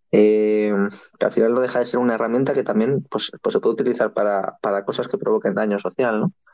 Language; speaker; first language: Spanish; native; Spanish